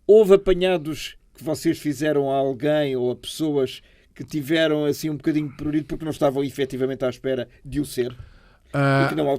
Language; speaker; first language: Portuguese; native; Portuguese